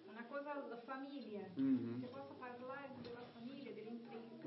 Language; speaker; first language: Italian; non-native, learner; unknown